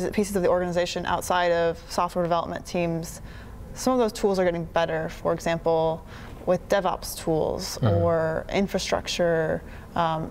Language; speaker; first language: English; native; English